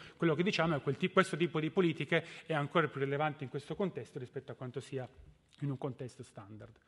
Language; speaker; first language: Italian; native; Italian